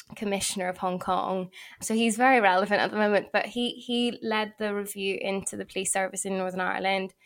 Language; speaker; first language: English; native; English